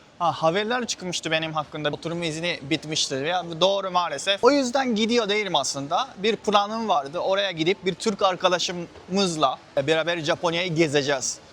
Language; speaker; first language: Turkish; non-native, fluent; Japanese